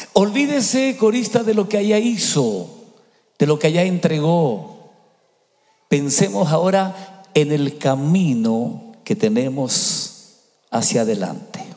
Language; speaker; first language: Spanish; native; Spanish